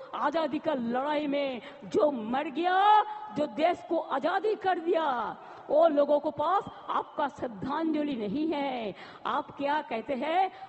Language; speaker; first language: Hindi; non-native, local second language; Bangla